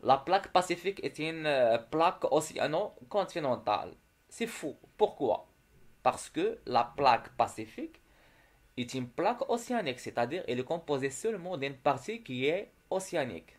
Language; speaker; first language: French; non-native, local second language; Arabic